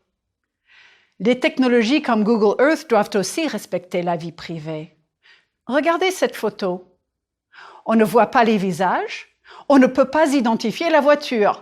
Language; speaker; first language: French; non-native, fluent; English